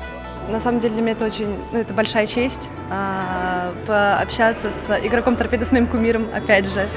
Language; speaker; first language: Russian; native; Russian